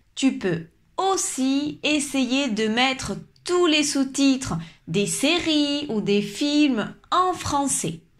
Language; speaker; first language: French; native; French